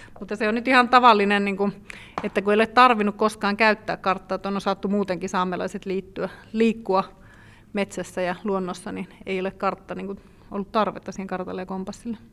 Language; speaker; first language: Finnish; native; Finnish